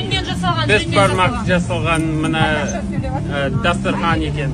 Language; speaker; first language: Kazakh; non-native, fluent; English